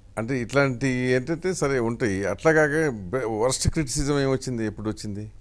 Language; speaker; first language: Telugu; native; Telugu